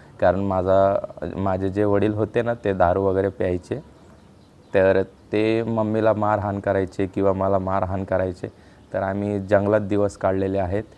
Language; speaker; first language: Marathi; non-native, local second language; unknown